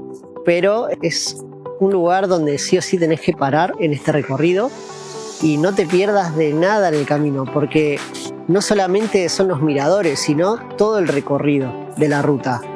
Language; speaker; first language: Spanish; native; Spanish